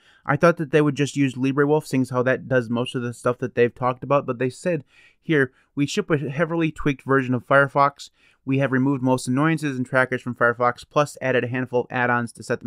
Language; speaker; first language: English; native; English